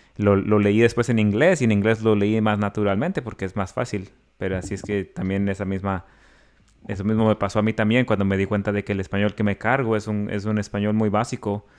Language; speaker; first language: Spanish; early bilingual, other home language; English